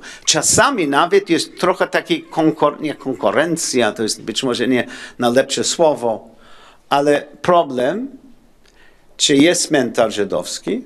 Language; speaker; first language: Polish; non-native, learner; English